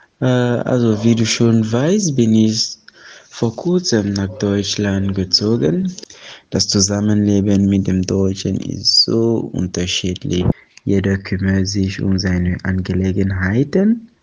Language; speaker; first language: German; non-native, fluent; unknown